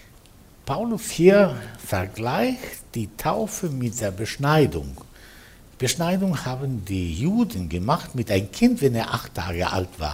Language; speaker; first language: German; non-native, fluent; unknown